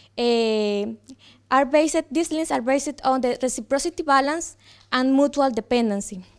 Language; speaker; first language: English; non-native, fluent; Ukrainian